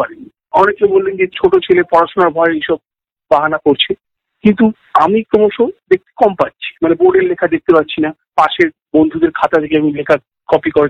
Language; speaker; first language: Bangla; native; Bangla